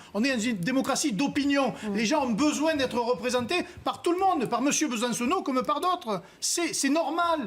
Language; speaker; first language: French; native; French